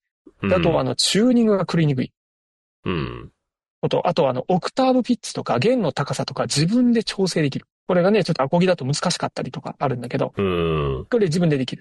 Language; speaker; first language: Japanese; native; Japanese